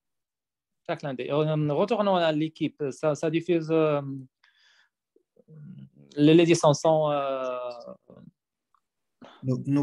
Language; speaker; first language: French; non-native, learner; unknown